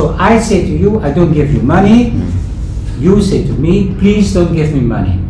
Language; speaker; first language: English; non-native, fluent; Dutch